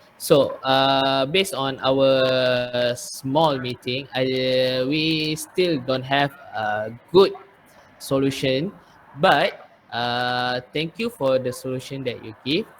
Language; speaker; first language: English; non-native, learner; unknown